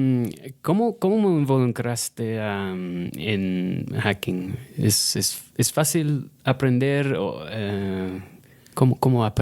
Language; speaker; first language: Spanish; non-native, fluent; English